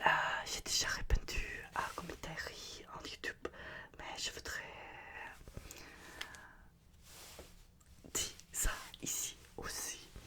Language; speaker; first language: French; non-native, learner; Russian